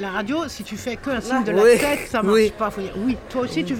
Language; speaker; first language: French; native; French